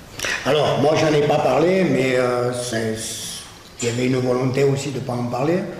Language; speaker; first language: French; native; French